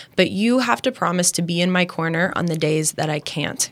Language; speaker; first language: English; native; English